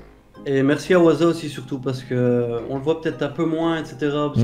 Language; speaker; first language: French; native; French